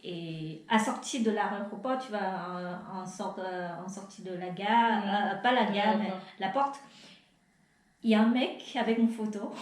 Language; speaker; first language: French; non-native, fluent; Vietnamese